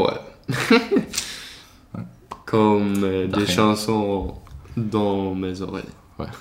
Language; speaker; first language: French; non-native, learner; Swedish